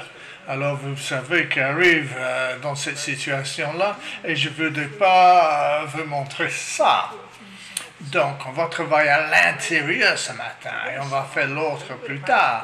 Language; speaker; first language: French; non-native, learner; English